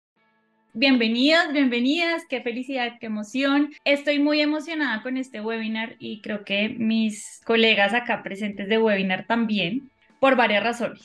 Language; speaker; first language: Spanish; native; Spanish